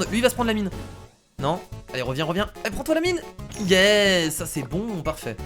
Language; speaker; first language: French; native; French